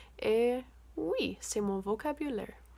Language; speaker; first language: French; non-native, learner; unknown